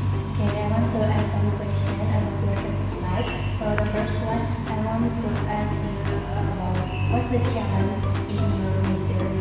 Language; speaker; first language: English; non-native, learner; Indonesian